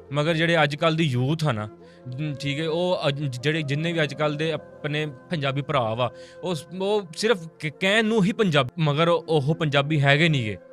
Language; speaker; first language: Punjabi; native; Punjabi